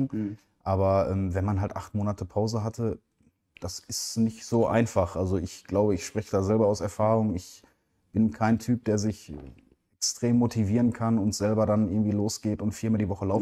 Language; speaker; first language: German; native; German